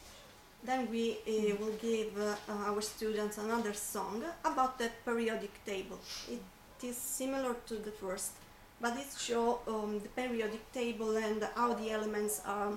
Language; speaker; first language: English; non-native, fluent; Italian